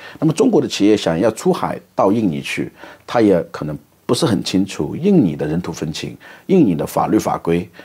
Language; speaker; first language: Chinese; native; Chinese